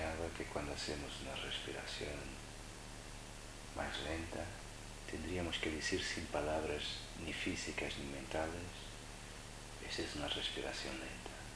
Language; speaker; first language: Spanish; non-native, fluent; Portuguese